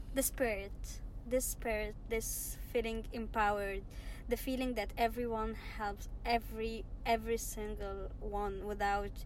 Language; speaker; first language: English; non-native, fluent; Arabic